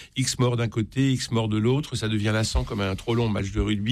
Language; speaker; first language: French; native; French